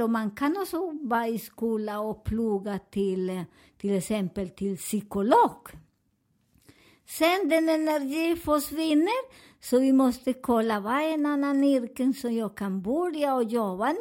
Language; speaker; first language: Swedish; non-native, learner; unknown